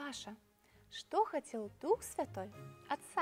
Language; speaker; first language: Russian; native; Russian